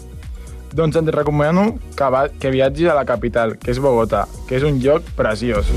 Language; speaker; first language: Catalan; non-native, learner; Spanish